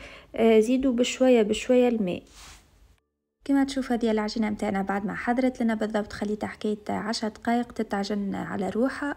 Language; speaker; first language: Arabic; native; Arabic